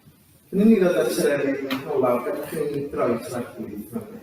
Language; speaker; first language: Welsh; native; Welsh